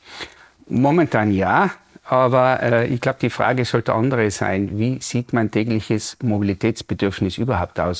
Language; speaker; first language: German; native; German